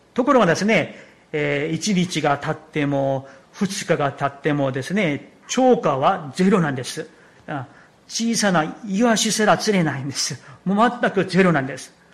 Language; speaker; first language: Japanese; non-native, fluent; Korean